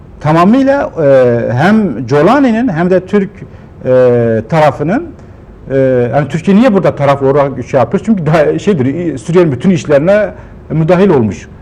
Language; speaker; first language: Turkish; non-native, local second language; Kurdish